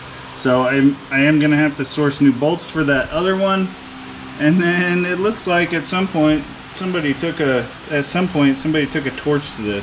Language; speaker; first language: English; native; English